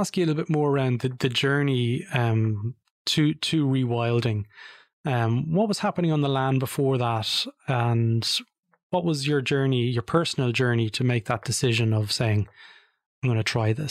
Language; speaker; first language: English; native; English